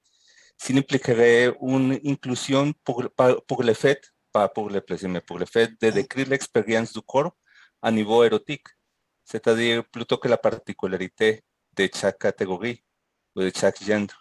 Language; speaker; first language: French; non-native, fluent; Spanish